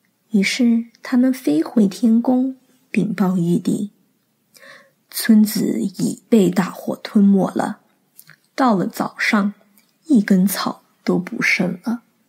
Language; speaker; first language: Chinese; early bilingual, heritage; Chinese